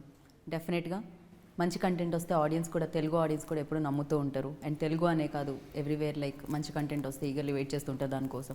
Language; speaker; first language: Telugu; native; Telugu